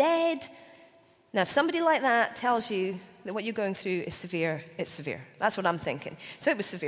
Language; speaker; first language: English; native; English